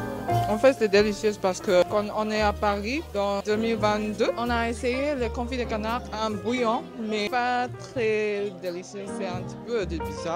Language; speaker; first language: French; non-native, learner; English